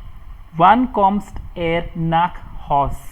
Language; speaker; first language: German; non-native, fluent; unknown